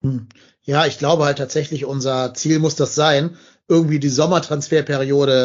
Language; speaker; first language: German; native; German